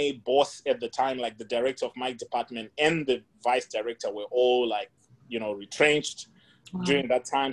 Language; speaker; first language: English; non-native, local second language; Shona